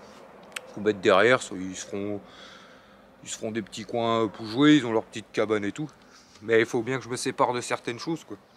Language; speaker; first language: French; native; French